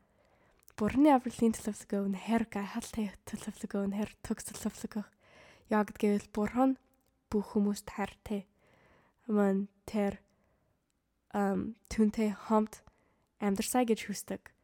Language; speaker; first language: Mongolian; non-native, fluent; English